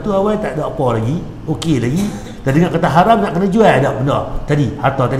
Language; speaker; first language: Malay; native; Malay